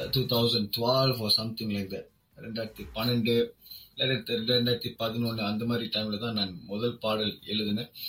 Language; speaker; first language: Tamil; non-native, local second language; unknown